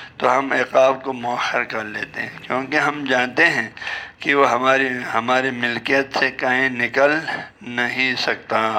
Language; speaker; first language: Urdu; non-native, local second language; Balti